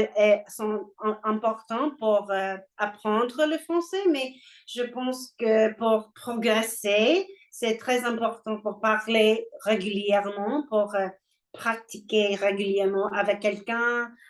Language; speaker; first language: French; non-native, learner; English